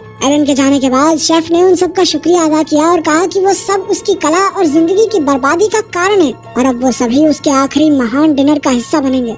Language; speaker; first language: Hindi; native; Hindi